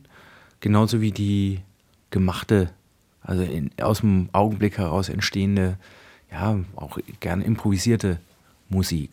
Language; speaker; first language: German; native; German